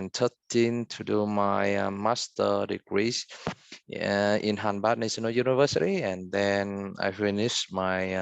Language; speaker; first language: English; non-native, fluent; Vietnamese